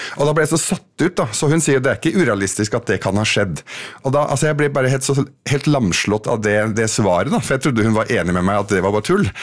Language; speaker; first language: Norwegian; early bilingual, other home language; Urdu